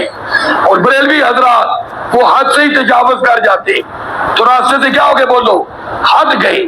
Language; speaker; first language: Urdu; native; Urdu